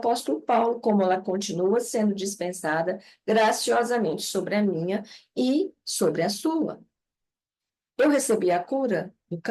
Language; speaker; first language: Portuguese; native; Portuguese